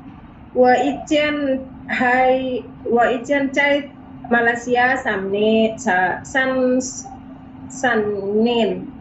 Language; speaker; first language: Chinese; non-native, learner; Indonesian